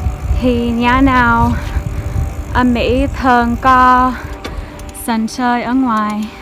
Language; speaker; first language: Vietnamese; non-native, fluent; English